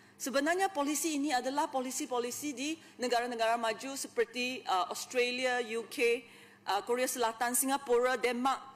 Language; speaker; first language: Malay; non-native, local second language; Chinese